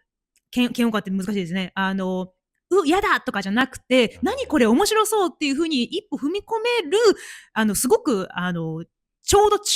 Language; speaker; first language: Japanese; native; Japanese